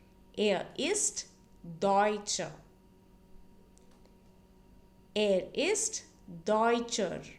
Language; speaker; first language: German; non-native, fluent; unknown